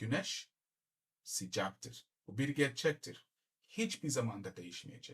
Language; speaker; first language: Turkish; non-native, learner; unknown